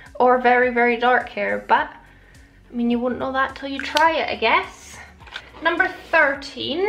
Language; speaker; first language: English; native; English